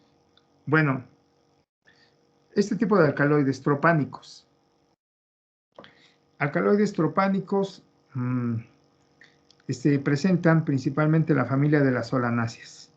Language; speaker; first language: Spanish; native; Spanish